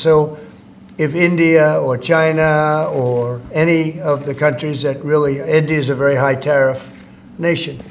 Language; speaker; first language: English; native; English